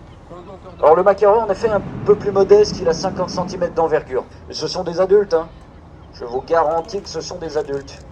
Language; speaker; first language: French; native; French